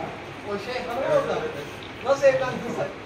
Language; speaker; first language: Turkish; native; Turkish